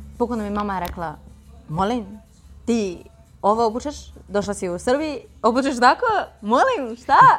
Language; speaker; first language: Serbian; non-native, fluent; Chinese